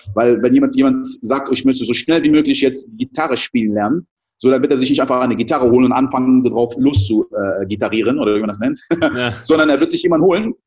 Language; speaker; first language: German; early bilingual, other home language; French